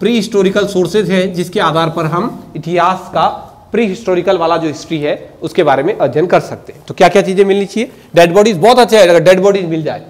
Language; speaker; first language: Hindi; native; Hindi